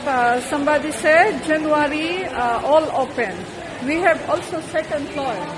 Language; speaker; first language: English; non-native, learner; Filipino